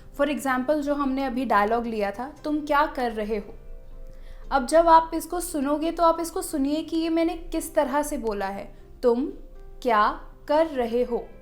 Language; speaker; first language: Hindi; non-native, local second language; Punjabi